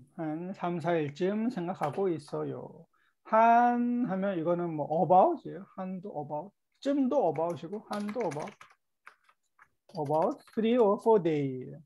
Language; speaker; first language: Korean; native; Korean